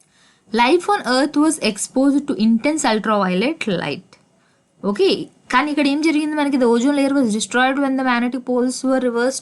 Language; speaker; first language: Telugu; native; Telugu